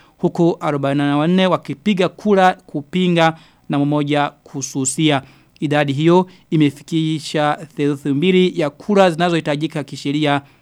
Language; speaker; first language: Swahili; non-native, local second language; Rundi